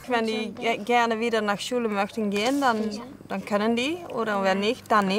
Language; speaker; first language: German; non-native, learner; Dutch